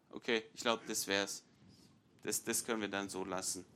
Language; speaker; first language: German; non-native, fluent; English